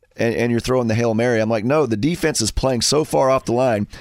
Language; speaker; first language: English; native; English